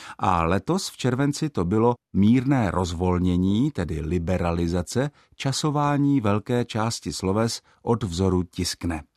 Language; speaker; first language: Czech; native; Czech